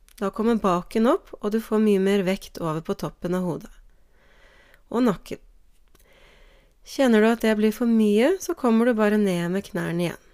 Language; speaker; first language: Norwegian; native; Norwegian